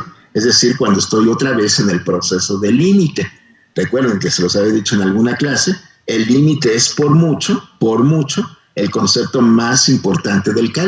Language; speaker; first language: Spanish; native; Spanish